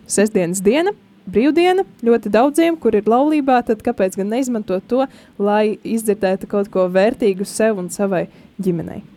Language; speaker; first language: Latvian; native; Latvian